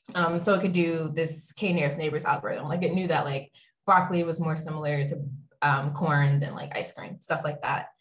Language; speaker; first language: English; native; English